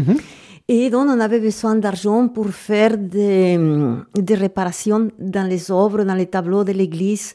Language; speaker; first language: French; native; French